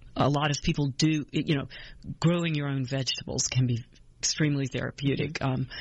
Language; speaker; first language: English; native; English